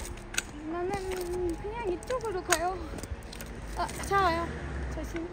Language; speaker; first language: Korean; non-native, learner; Turkish